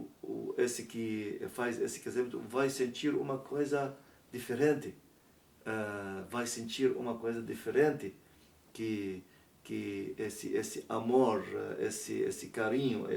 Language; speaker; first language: Portuguese; non-native, learner; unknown